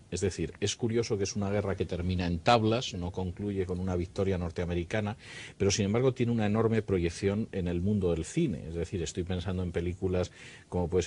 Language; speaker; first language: Spanish; native; Spanish